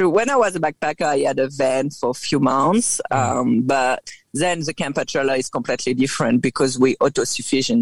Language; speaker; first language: English; non-native, fluent; French